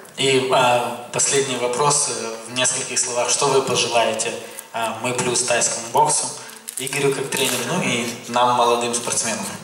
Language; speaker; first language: Russian; native; Russian